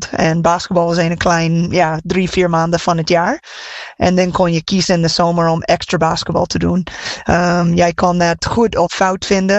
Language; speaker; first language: Dutch; non-native, fluent; English